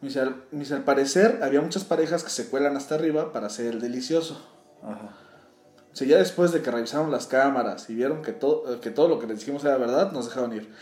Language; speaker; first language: Spanish; native; Spanish